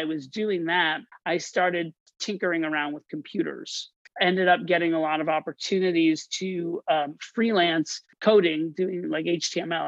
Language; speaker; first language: English; native; English